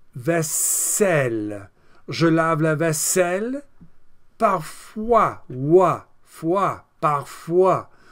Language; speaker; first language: French; non-native, fluent; English